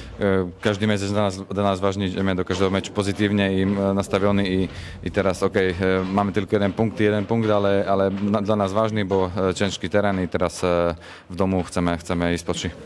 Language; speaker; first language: Polish; non-native, fluent; Slovak